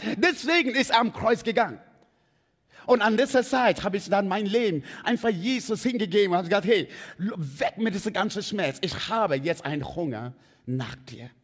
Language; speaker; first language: German; non-native, fluent; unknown